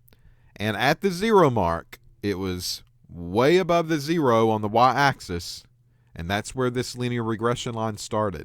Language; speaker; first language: English; native; English